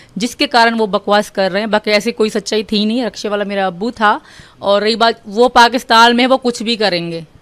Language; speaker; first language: Urdu; non-native, local second language; Sindhi